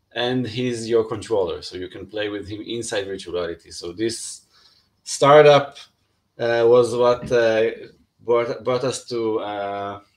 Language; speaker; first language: English; non-native, fluent; Hebrew